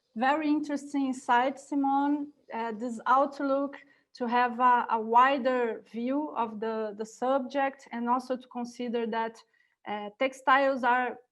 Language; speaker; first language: English; non-native, fluent; Portuguese